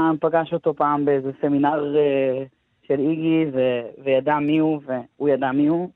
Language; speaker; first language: Hebrew; native; Hebrew